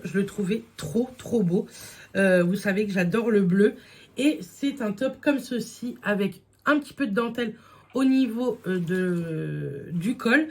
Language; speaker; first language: French; native; French